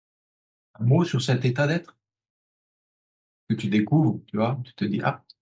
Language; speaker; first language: French; native; French